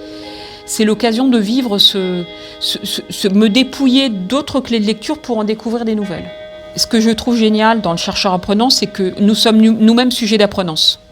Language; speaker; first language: French; native; French